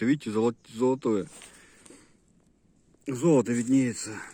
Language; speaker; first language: Russian; native; Russian